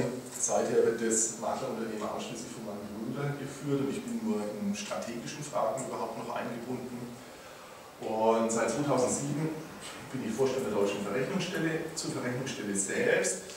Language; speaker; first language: German; native; German